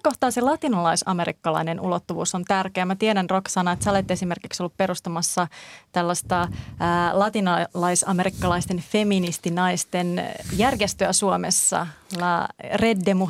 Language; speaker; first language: Finnish; native; Finnish